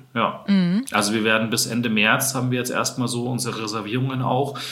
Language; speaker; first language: German; native; German